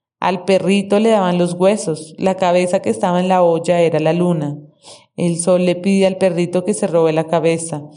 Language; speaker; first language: Spanish; native; Spanish